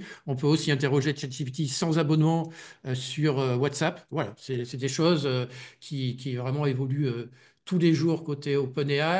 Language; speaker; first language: French; native; French